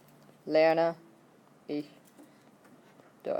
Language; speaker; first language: German; non-native, fluent; English